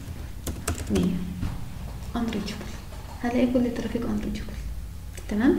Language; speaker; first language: Arabic; native; Arabic